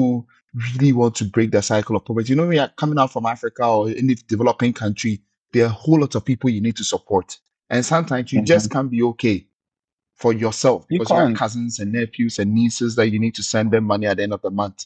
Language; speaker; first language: English; non-native, local second language; Akan